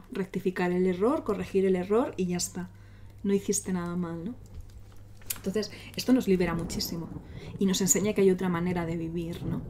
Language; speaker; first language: Spanish; native; Spanish